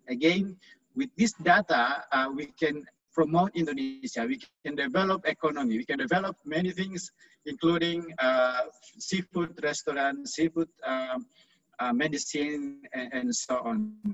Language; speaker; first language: English; non-native, fluent; Indonesian